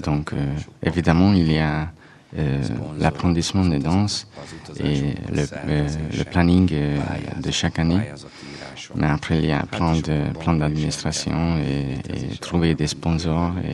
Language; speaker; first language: French; non-native, fluent; Hungarian